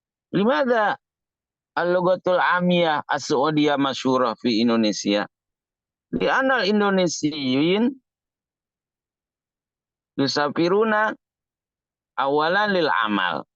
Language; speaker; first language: Arabic; non-native, fluent; Indonesian